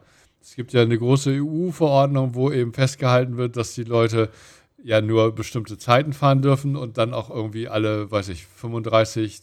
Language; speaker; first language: German; native; German